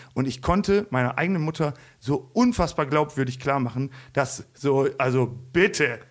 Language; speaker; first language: German; native; German